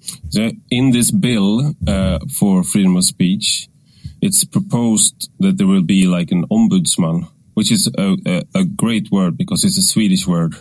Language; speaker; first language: English; non-native, fluent; Swedish